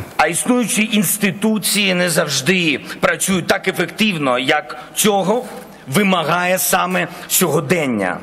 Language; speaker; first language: Ukrainian; non-native, local second language; Russian